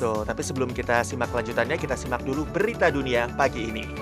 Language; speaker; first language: Indonesian; native; Indonesian